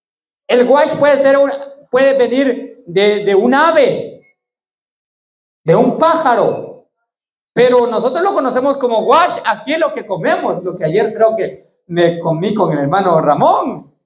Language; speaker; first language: Spanish; native; Spanish